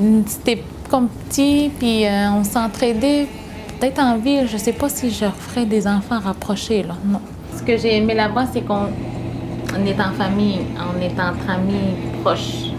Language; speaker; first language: French; non-native, local second language; Innu-aimun